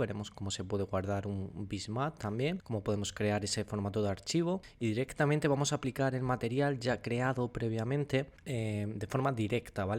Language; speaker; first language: Spanish; native; Spanish